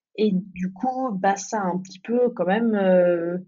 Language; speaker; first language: French; native; French